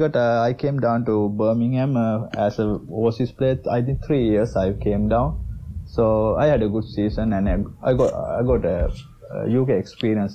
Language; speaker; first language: English; non-native, local second language; Sinhala